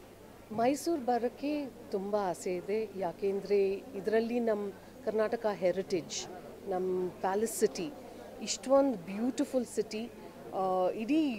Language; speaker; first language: Kannada; non-native, fluent; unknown